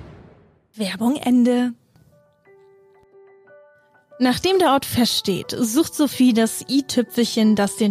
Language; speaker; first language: German; native; German